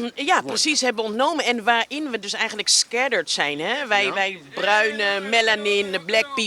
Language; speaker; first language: Dutch; native; Dutch